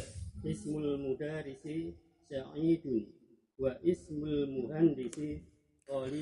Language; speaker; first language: Arabic; non-native, learner; Indonesian